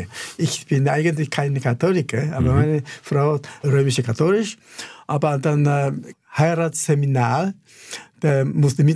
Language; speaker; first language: German; non-native, fluent; Japanese